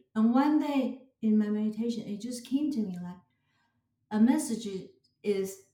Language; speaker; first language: English; non-native, fluent; Chinese